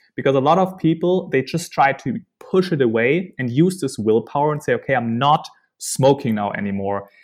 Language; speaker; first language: English; non-native, fluent; German